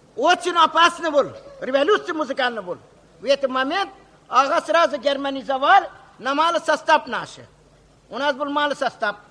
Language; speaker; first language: Russian; non-native, local second language; Uzbek